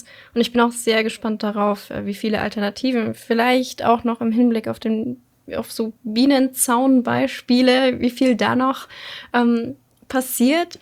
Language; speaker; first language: German; native; German